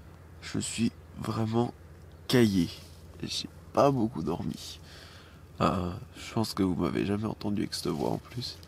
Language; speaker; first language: French; native; French